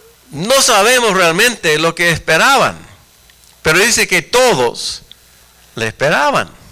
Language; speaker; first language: Spanish; non-native, fluent; English